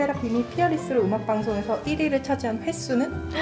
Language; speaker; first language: Korean; native; Korean